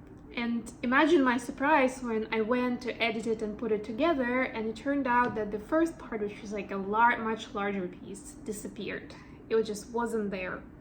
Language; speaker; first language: English; non-native, fluent; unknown